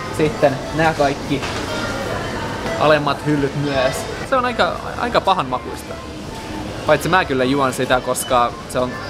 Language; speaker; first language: Finnish; non-native, fluent; Russian